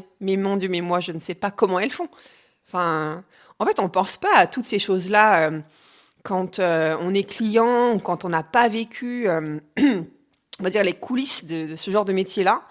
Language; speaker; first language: French; native; French